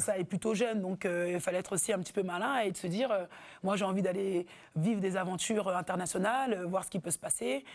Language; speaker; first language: French; native; French